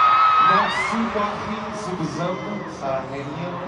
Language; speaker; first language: French; non-native, learner; Korean